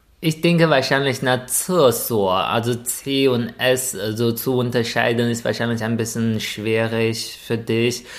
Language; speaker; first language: German; non-native, fluent; Chinese